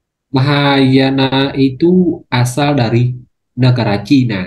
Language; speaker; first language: Indonesian; non-native, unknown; Khmer